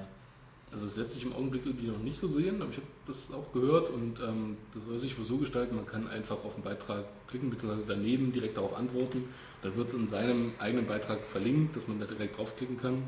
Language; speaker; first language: German; native; German